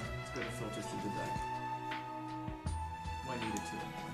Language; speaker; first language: English; native; English